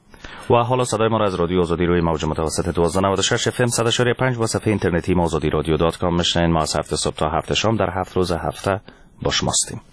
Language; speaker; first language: Persian; native; Persian